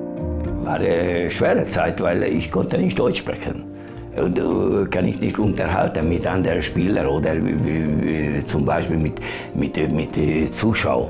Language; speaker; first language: German; non-native, learner; Hungarian